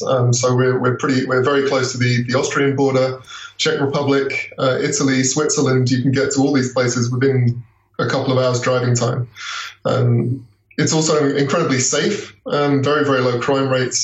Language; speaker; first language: English; native; English